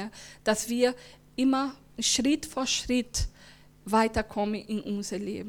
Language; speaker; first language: German; non-native, learner; Portuguese